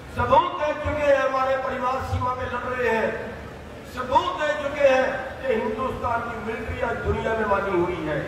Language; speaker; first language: Hindi; native; Hindi